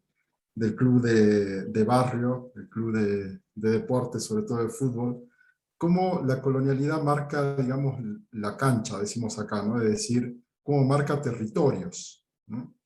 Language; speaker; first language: Spanish; native; Spanish